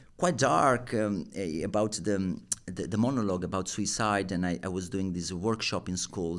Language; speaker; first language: English; non-native, fluent; Italian